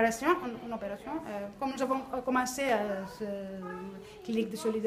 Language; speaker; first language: French; non-native, learner; Greek